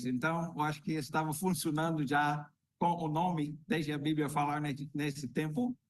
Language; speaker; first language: Portuguese; non-native, fluent; English